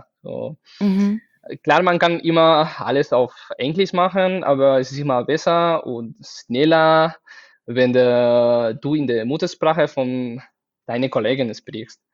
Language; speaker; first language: German; non-native, fluent; Spanish